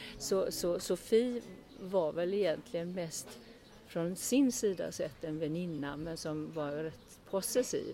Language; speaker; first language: Swedish; early bilingual, other home language; Estonian